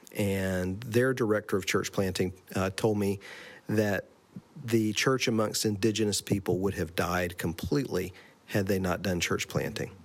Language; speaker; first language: English; native; English